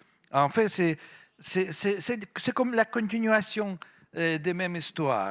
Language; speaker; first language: French; non-native, fluent; Russian